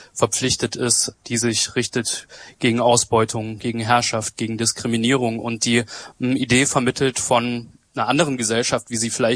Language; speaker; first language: German; native; German